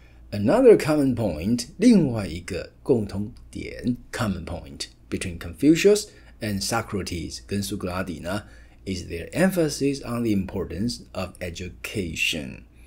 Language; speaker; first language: English; non-native, fluent; Chinese